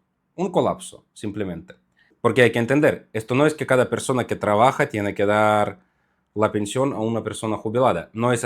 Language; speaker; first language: Spanish; non-native, fluent; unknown